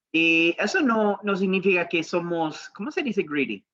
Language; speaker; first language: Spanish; non-native, learner; English